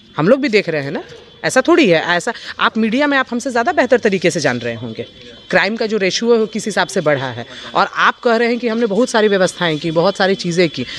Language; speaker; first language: Hindi; native; Hindi